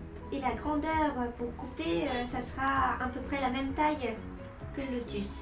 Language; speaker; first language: French; non-native, fluent; Japanese